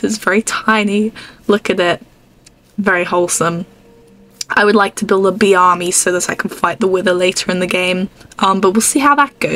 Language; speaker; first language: English; native; English